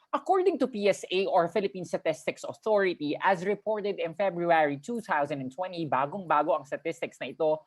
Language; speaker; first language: Filipino; native; Filipino